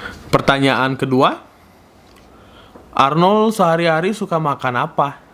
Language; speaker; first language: Indonesian; non-native, fluent; Russian